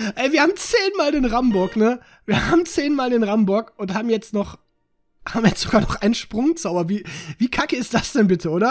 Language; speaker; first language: German; native; German